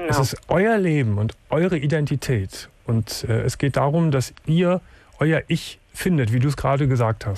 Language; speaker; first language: German; native; German